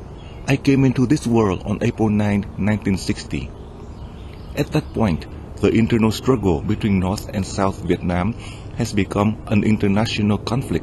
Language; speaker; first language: English; non-native, fluent; Vietnamese